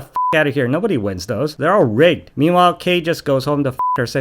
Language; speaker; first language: English; native; English